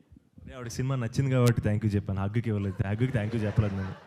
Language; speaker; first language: Telugu; native; Telugu